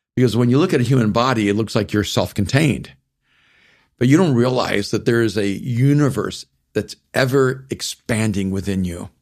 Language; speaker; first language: English; early bilingual, other home language; Spanish